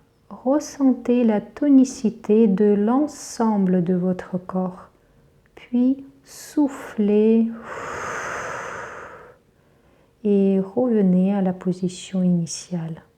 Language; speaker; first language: French; native; French